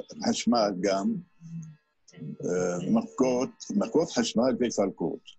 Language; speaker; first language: Hebrew; non-native, fluent; Arabic